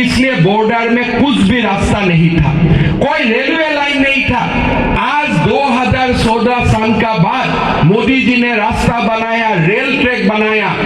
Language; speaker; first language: Hindi; non-native, local second language; Assamese